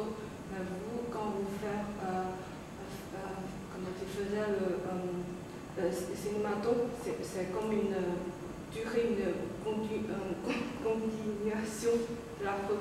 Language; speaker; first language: French; non-native, learner; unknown